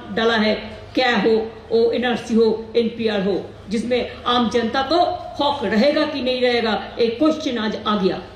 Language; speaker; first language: Hindi; non-native, local second language; Bangla